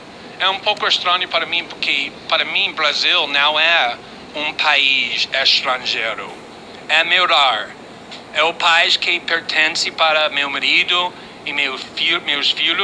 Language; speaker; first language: Portuguese; non-native, fluent; English